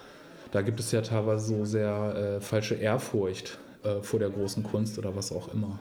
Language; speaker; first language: German; native; German